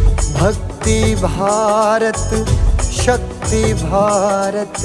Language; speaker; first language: Hindi; non-native, local second language; Telugu